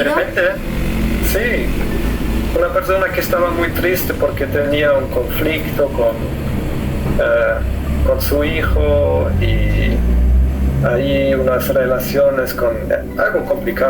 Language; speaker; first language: Spanish; non-native, fluent; German